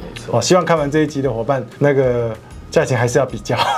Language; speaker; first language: Chinese; native; Chinese